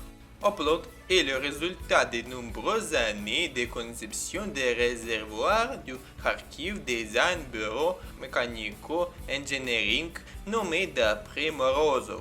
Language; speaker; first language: French; non-native, learner; Ukrainian